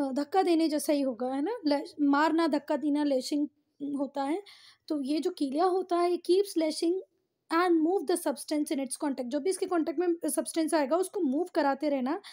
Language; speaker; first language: Hindi; native; Hindi